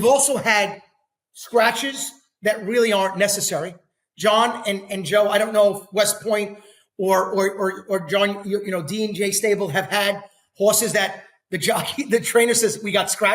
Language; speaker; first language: English; native; English